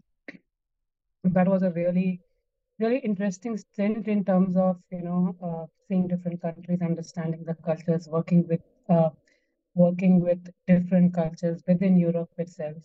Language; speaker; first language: English; non-native, local second language; Gujarati